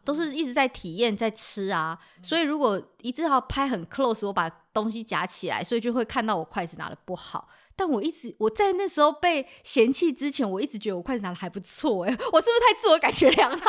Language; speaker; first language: Chinese; native; Chinese